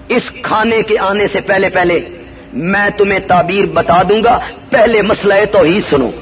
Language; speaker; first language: Urdu; non-native, local second language; Punjabi